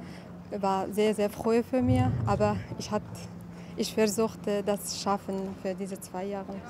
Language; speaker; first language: German; non-native, learner; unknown